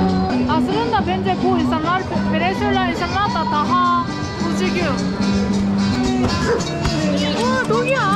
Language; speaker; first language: Turkish; non-native, learner; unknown